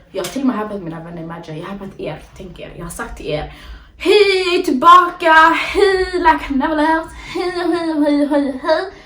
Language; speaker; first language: Swedish; early bilingual, other home language; Somali